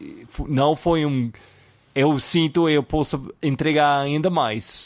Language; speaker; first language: Portuguese; non-native, fluent; English